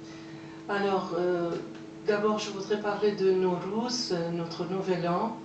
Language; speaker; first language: French; non-native, fluent; Persian